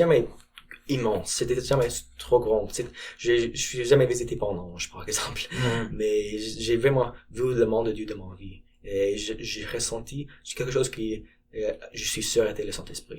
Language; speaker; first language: French; non-native, learner; English